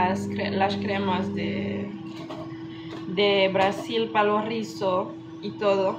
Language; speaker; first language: Spanish; non-native, learner; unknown